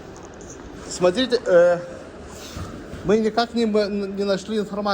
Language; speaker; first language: Russian; non-native, learner; Lithuanian